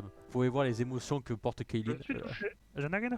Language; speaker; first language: French; native; French